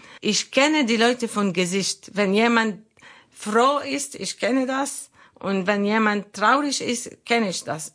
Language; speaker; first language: German; non-native, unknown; Arabic